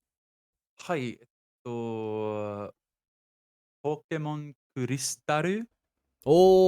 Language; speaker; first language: Japanese; non-native, learner; English